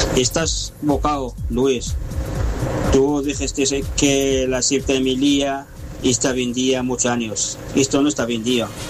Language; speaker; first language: Spanish; non-native, learner; Arabic